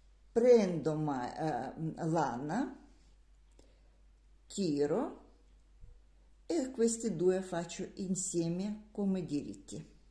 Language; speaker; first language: Italian; non-native, learner; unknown